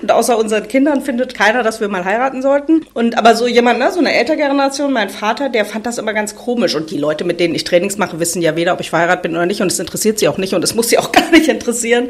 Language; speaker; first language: German; native; German